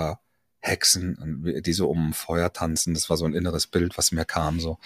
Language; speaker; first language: German; native; German